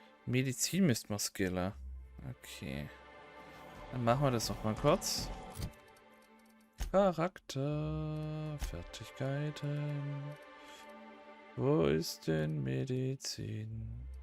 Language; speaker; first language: German; native; German